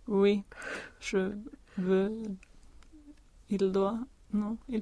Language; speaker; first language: French; non-native, learner; Swedish